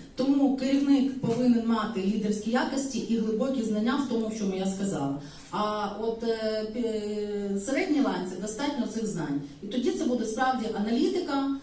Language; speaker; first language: Ukrainian; native; Ukrainian